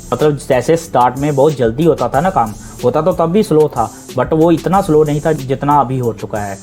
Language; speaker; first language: Hindi; non-native, local second language; Punjabi